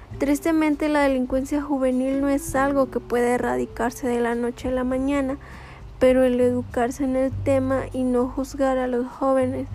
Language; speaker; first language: Spanish; native; Spanish